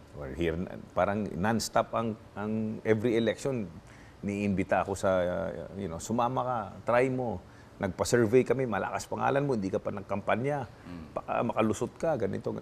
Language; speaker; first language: Filipino; non-native, local second language; Hiligaynon